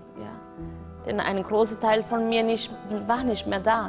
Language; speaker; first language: German; non-native, fluent; Portuguese